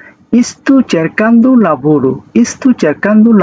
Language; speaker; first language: Italian; non-native, learner; Bangla